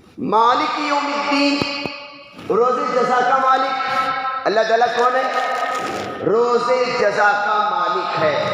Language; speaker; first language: Urdu; native; Urdu